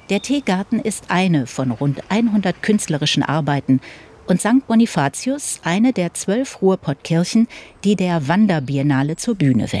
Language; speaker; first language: German; native; German